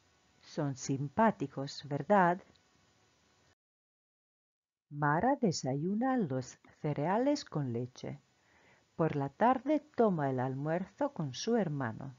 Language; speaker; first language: Spanish; non-native, fluent; Croatian